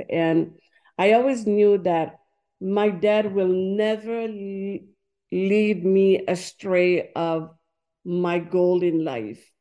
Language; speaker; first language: English; non-native, fluent; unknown